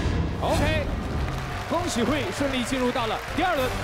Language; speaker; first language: Chinese; native; Chinese